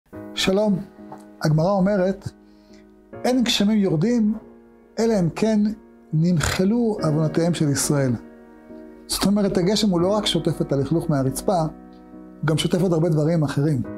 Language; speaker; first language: Hebrew; native; Hebrew